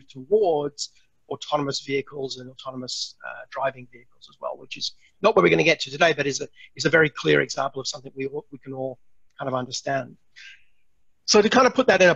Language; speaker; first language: English; native; English